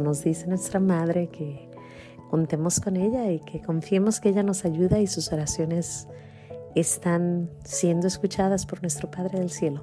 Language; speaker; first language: Spanish; native; Spanish